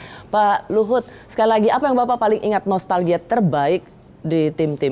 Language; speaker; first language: Indonesian; native; Indonesian